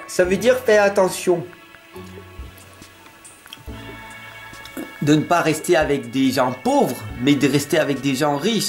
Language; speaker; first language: French; native; French